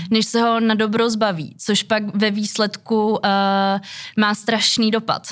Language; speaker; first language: Czech; native; Czech